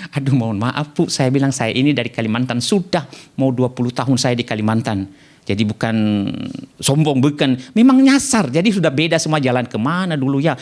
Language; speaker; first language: Indonesian; non-native, local second language; Nias